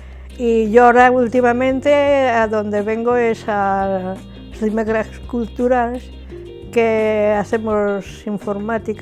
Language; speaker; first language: Catalan; non-native, local second language; Spanish